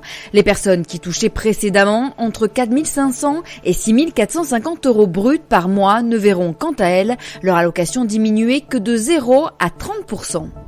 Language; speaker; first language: French; native; French